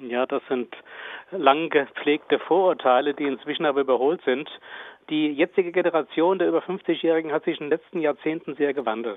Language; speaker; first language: German; native; German